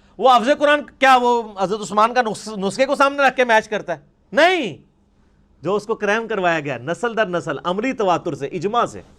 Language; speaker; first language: Urdu; non-native, local second language; Punjabi